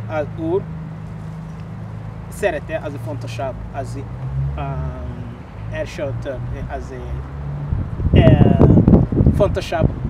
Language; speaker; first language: Hungarian; non-native, learner; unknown